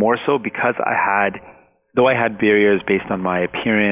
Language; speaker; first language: English; non-native, fluent; Punjabi